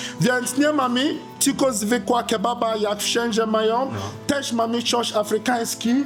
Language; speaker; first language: Polish; non-native, learner; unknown